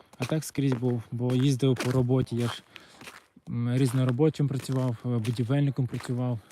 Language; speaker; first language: Ukrainian; non-native, local second language; Russian